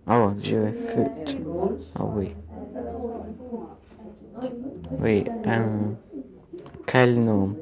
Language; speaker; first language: French; non-native, learner; English